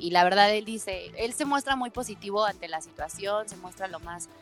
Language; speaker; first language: Spanish; native; Spanish